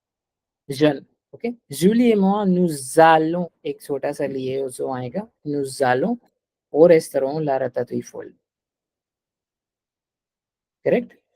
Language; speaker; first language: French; non-native, fluent; Hindi